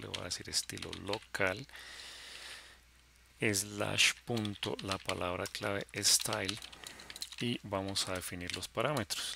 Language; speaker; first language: Spanish; native; Spanish